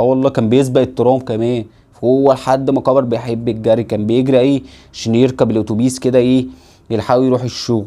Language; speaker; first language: Arabic; native; Arabic